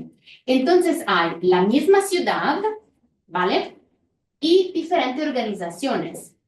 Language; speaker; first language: Spanish; non-native, fluent; Italian